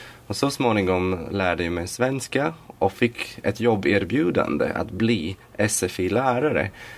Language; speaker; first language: Swedish; non-native, fluent; Latvian